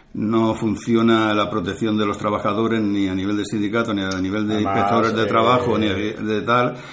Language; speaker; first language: Spanish; native; Spanish